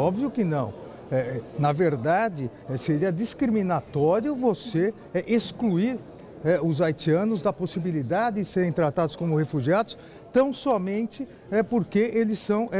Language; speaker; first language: Portuguese; native; Portuguese